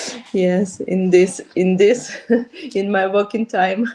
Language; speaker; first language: English; non-native, learner; Ukrainian